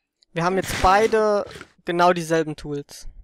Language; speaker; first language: German; native; German